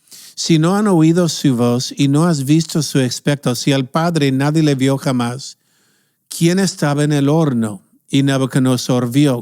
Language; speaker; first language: Spanish; non-native, fluent; English